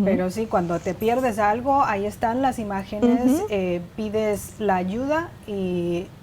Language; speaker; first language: Spanish; non-native, fluent; Chinese